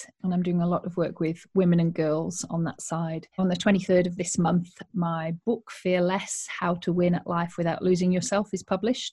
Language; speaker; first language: English; native; English